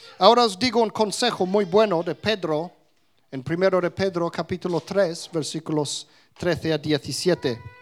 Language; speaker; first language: Spanish; non-native, fluent; English